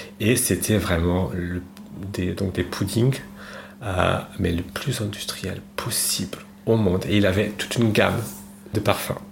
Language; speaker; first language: French; non-native, fluent; Portuguese